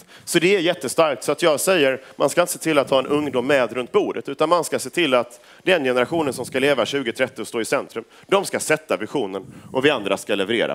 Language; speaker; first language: Swedish; native; Swedish